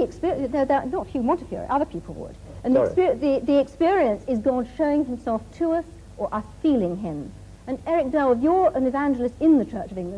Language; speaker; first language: English; native; English